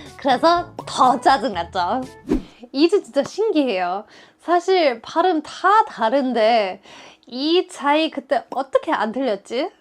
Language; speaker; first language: Korean; non-native, fluent; German